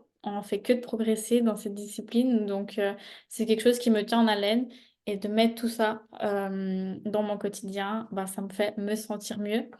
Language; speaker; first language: French; native; French